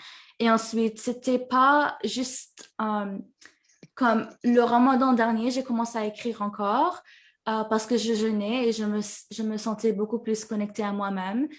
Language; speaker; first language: French; early bilingual, heritage; French